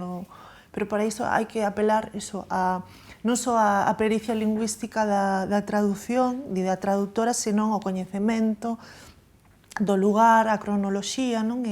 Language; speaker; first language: Galician; native; Galician